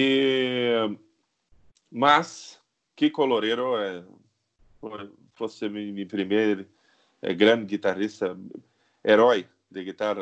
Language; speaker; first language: Spanish; non-native, learner; Portuguese